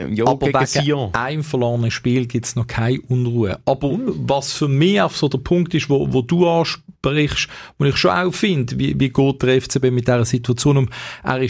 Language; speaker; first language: German; native; German